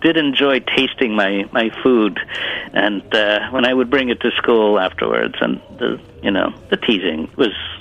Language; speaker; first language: English; early bilingual, other home language; Italian